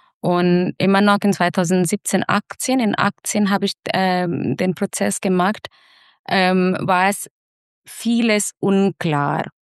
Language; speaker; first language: German; non-native, fluent; Hindi